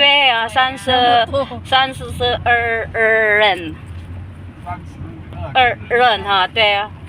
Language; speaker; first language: Chinese; non-native, learner; Filipino